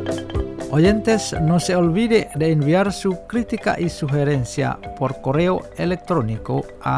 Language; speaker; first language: Spanish; non-native, fluent; Indonesian